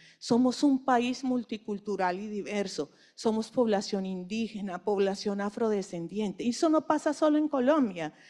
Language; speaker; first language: Spanish; native; Spanish